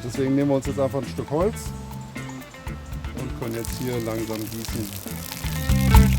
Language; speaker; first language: German; native; German